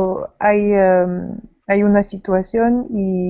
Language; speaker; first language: Spanish; non-native, learner; French